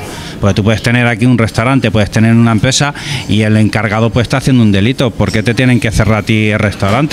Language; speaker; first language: Spanish; native; Spanish